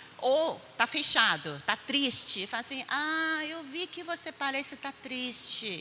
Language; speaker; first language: Portuguese; non-native, fluent; Chinese